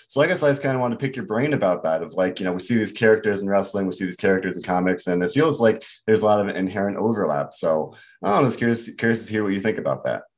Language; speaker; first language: English; native; English